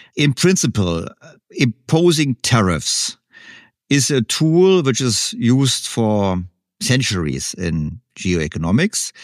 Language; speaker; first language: English; non-native, fluent; German